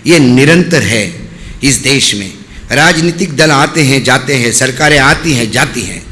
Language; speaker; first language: Hindi; non-native, local second language; Marathi